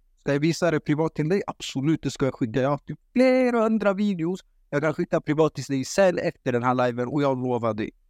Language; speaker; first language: Swedish; early bilingual, other home language; Kurdish